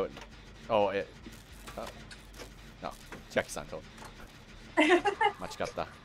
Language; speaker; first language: Japanese; non-native, learner; English